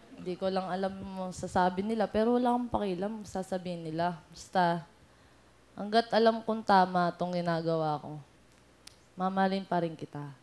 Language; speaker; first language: Filipino; native; Filipino